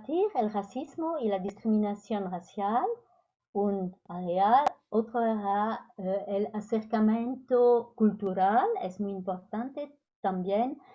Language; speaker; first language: Spanish; non-native, fluent; French